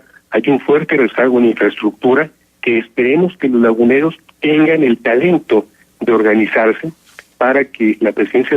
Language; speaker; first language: Spanish; native; Spanish